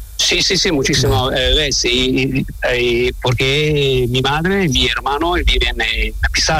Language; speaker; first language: Spanish; non-native, learner; Italian